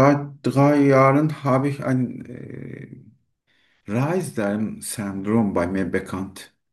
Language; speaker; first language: German; non-native, learner; Turkish